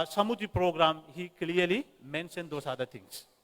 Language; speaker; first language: English; non-native, local second language; Tamil